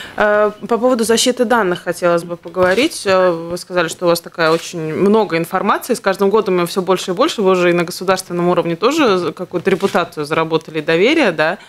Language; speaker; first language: Russian; native; Russian